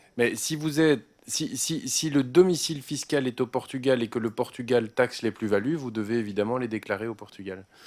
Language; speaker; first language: French; native; French